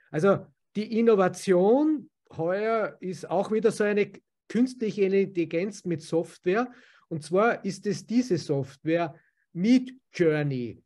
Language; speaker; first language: German; native; German